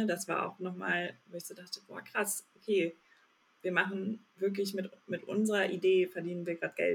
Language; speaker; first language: German; native; German